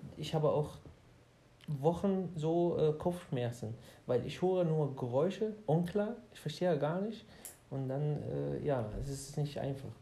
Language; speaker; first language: German; non-native, learner; Arabic